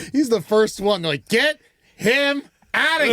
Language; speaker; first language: English; native; English